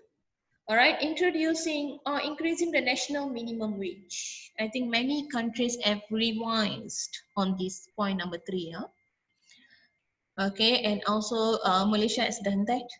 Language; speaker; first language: English; non-native, local second language; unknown